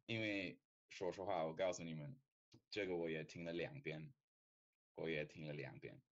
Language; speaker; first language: Chinese; non-native, fluent; English